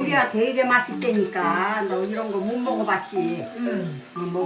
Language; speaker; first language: Korean; native; Korean